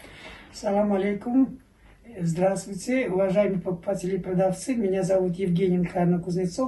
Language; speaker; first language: Russian; native; Russian